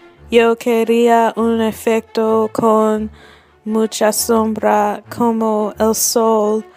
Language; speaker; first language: Spanish; non-native, learner; English